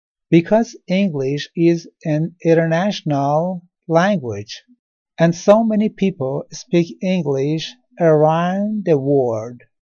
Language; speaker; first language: English; non-native, fluent; Persian